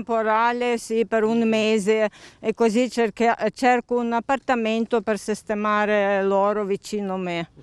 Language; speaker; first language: Italian; non-native, learner; Ukrainian